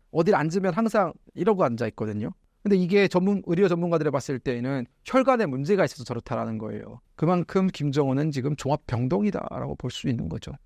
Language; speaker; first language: Korean; native; Korean